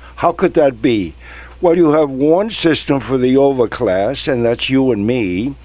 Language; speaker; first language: English; non-native, fluent; Spanish